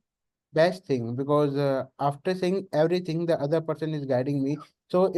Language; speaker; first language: English; non-native, learner; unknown